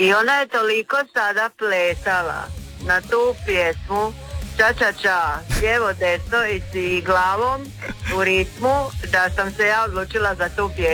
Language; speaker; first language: Serbian; native; Serbian